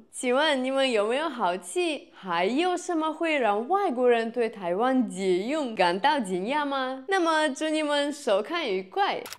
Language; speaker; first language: Chinese; non-native, fluent; Russian